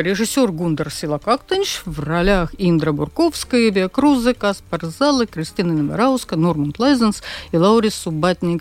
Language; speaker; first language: Russian; native; Russian